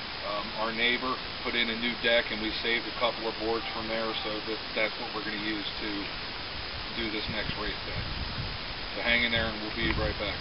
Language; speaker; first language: English; native; English